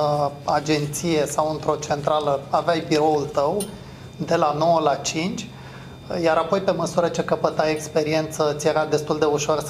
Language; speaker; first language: Romanian; native; Romanian